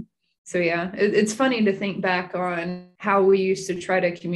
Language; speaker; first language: English; native; English